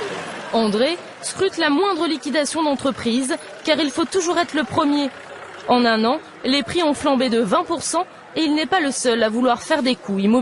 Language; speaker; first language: French; native; French